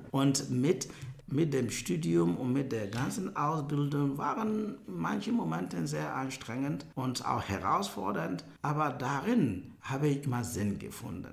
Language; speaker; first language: German; non-native, fluent; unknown